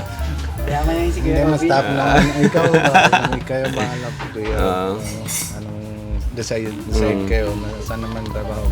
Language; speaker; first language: Filipino; non-native, learner; Punjabi